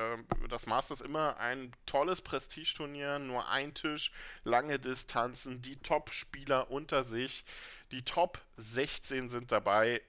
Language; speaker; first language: German; native; German